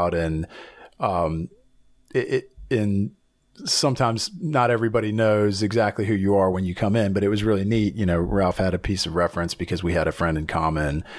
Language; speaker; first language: English; native; English